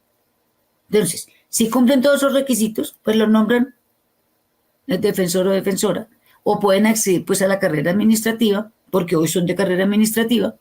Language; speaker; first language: Spanish; native; Spanish